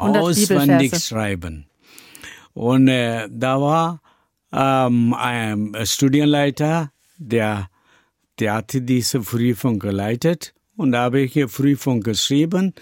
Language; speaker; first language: German; non-native, learner; Tamil